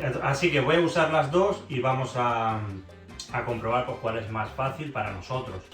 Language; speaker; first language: Spanish; native; Spanish